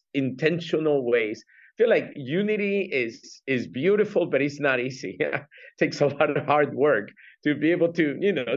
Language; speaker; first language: English; non-native, fluent; Spanish